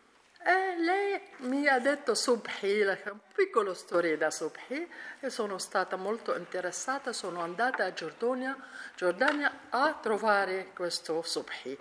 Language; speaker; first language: Italian; non-native, learner; Arabic